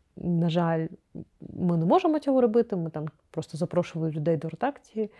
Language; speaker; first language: Ukrainian; non-native, local second language; Crimean Tatar